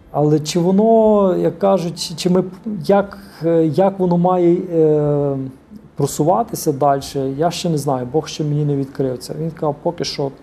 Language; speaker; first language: Ukrainian; native; Ukrainian